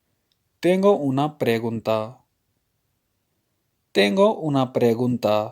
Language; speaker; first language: Spanish; non-native, fluent; Urdu